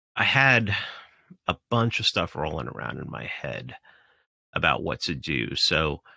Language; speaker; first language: English; native; English